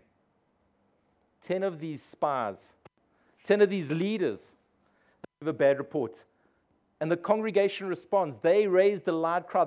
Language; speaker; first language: English; native; English